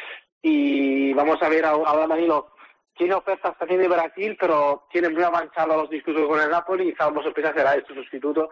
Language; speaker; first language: Spanish; non-native, fluent; Italian